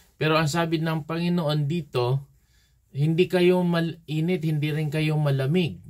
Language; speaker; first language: Filipino; non-native, local second language; Cebuano